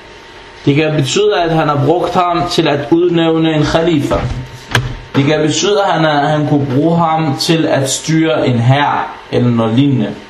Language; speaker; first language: Danish; non-native, fluent; Arabic